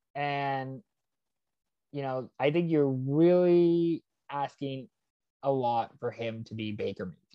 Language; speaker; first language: English; native; English